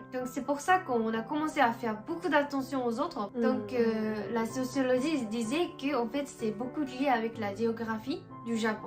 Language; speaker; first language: French; non-native, fluent; Japanese